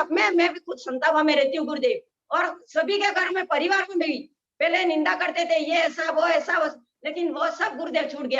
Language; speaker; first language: Hindi; non-native, local second language; Gujarati